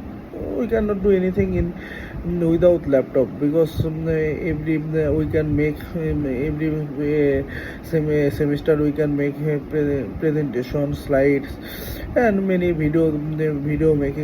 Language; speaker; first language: English; non-native, learner; Bangla